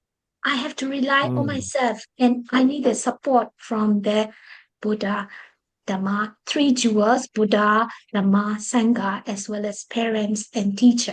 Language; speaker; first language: English; non-native, fluent; Burmese